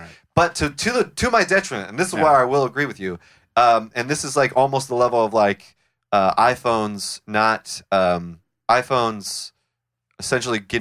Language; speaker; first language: English; native; English